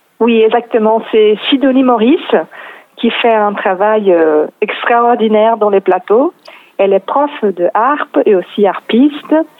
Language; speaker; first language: French; non-native, fluent; Portuguese